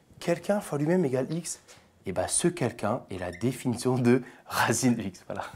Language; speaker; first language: French; native; French